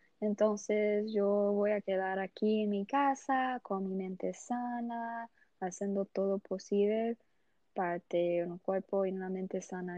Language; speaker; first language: Spanish; non-native, learner; Portuguese